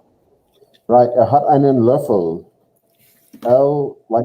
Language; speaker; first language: German; non-native, fluent; English